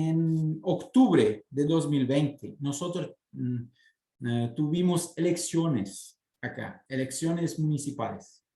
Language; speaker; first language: Spanish; non-native, fluent; Portuguese